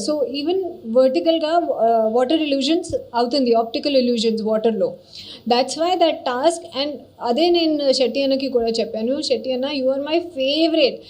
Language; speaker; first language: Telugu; non-native, learner; Hindi